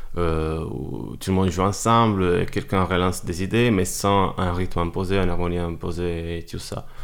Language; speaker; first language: French; non-native, fluent; Italian